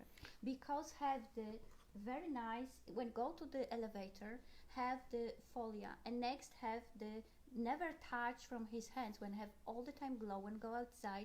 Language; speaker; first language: English; non-native, learner; Polish